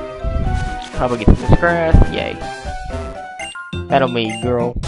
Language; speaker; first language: English; native; English